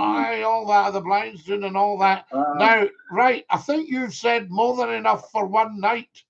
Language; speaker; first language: English; native; English